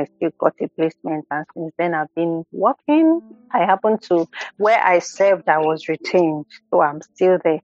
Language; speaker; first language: English; non-native, local second language; Igbo